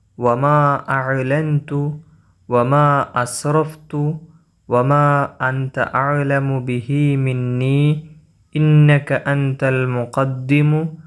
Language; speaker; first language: Arabic; non-native, fluent; Malayalam